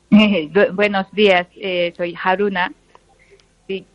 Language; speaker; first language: Spanish; non-native, learner; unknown